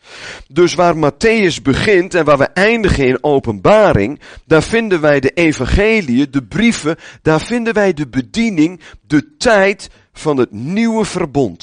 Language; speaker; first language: Dutch; native; Dutch